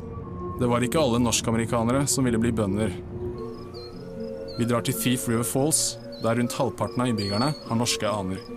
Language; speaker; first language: Norwegian; native; Norwegian